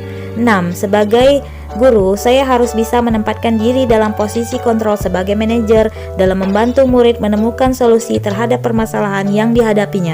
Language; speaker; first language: Indonesian; native; Indonesian